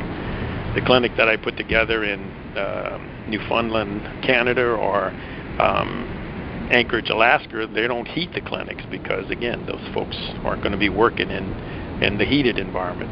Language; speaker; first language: English; native; English